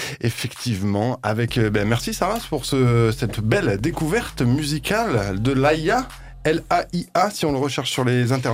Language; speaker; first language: French; native; French